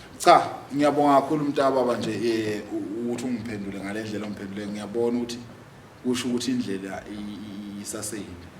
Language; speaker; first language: Zulu; native; Zulu